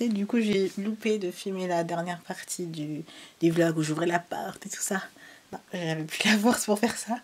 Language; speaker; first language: French; native; French